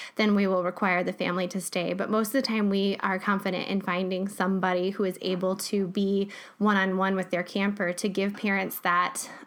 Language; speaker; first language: English; native; English